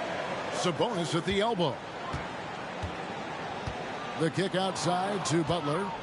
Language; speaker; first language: English; native; English